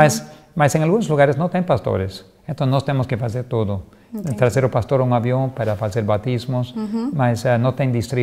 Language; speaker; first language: Portuguese; non-native, fluent; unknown